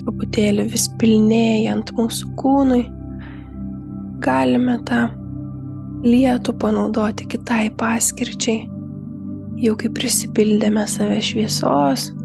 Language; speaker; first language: Lithuanian; native; Lithuanian